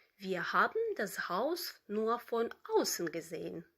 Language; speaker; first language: German; non-native, fluent; Ukrainian